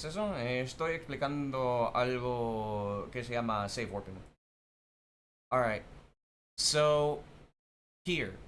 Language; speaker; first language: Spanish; non-native, fluent; English